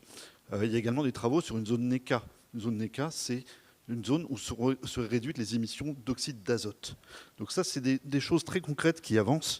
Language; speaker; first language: French; native; French